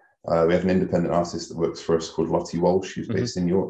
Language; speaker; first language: English; native; English